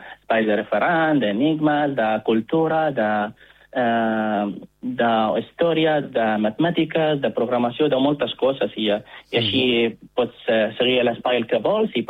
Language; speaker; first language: Catalan; non-native, fluent; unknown